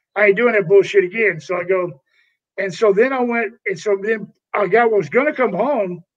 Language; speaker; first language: English; native; English